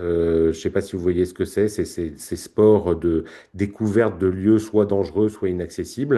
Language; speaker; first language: French; native; French